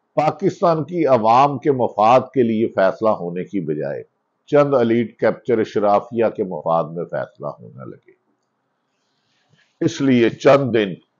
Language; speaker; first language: Urdu; non-native, local second language; Punjabi